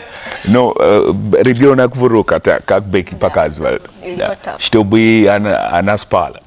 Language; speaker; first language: Russian; non-native, learner; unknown